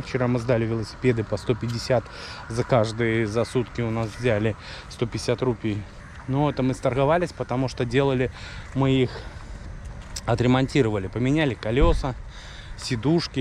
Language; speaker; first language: Russian; native; Russian